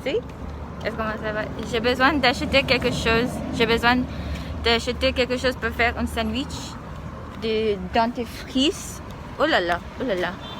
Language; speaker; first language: French; non-native, learner; English